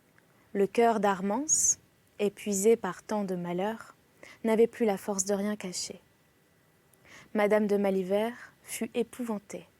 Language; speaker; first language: French; native; French